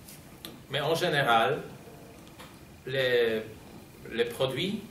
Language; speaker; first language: French; non-native, fluent; Polish